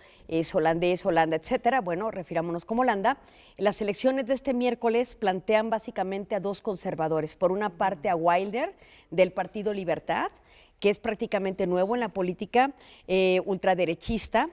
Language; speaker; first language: Spanish; native; Spanish